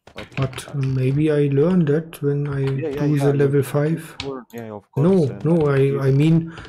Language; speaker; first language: English; non-native, fluent; German